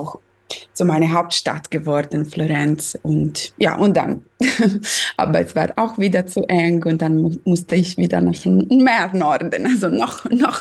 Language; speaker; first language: German; non-native, fluent; Italian